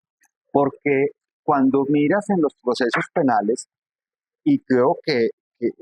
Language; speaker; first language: Spanish; native; Spanish